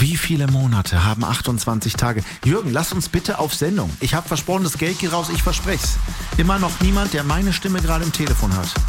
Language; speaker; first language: German; native; German